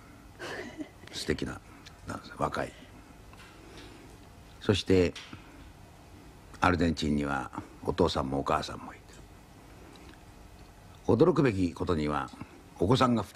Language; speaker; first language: Japanese; native; Japanese